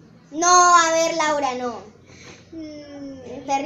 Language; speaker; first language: Spanish; native; Spanish